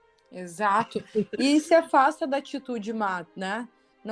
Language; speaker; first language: Portuguese; native; Portuguese